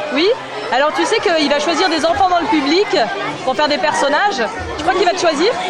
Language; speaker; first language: French; native; French